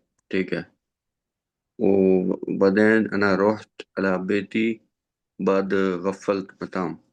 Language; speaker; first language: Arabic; non-native, learner; Urdu